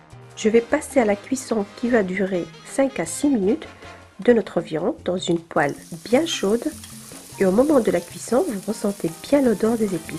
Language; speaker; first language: French; non-native, local second language; Arabic